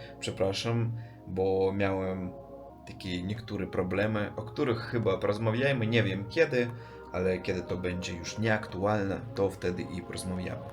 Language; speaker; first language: Polish; non-native, learner; Russian